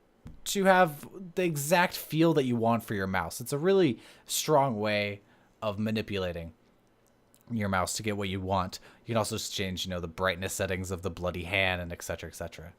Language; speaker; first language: English; native; English